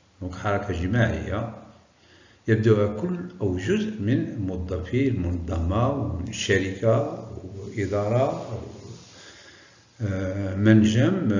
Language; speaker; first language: Arabic; native; Arabic